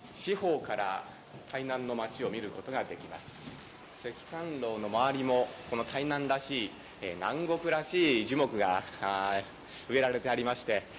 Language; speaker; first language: Japanese; native; Japanese